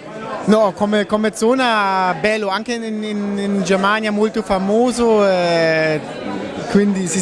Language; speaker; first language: Italian; non-native, fluent; German